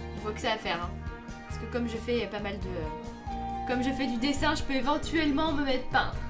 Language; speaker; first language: French; native; French